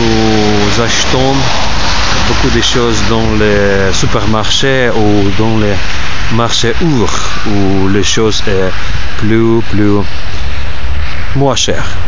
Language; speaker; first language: French; non-native, learner; Ukrainian